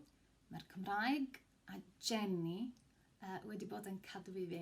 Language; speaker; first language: Welsh; non-native, fluent; Greek